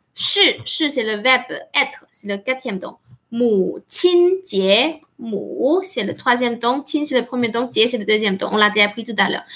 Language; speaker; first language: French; non-native, fluent; Chinese